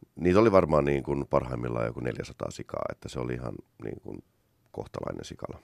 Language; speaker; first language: Finnish; native; Finnish